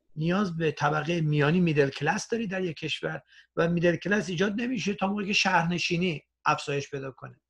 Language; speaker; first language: Persian; native; Persian